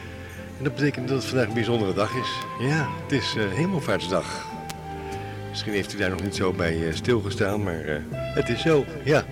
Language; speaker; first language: Dutch; native; Dutch